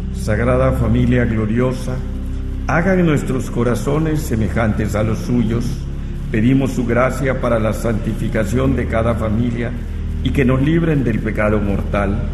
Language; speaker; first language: Spanish; native; Spanish